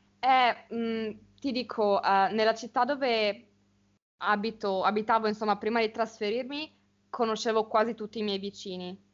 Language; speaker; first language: Italian; native; Italian